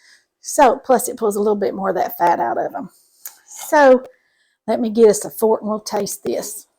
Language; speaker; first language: English; native; English